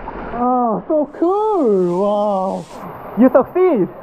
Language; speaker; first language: English; non-native, fluent; Korean